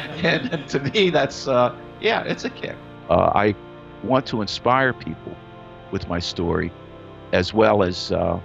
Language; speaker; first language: English; native; English